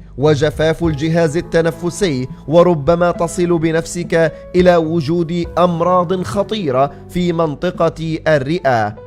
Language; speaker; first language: Arabic; native; Arabic